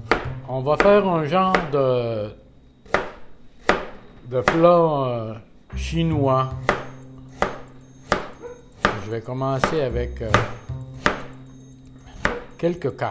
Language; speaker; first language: French; non-native, fluent; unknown